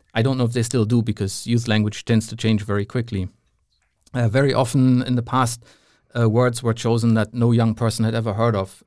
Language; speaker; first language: English; non-native, fluent; German